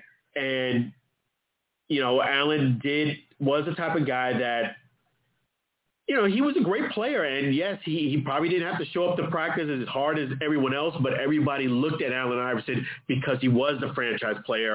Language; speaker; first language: English; native; English